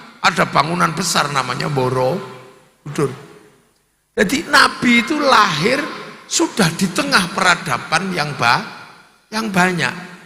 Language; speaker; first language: Indonesian; non-native, local second language; Javanese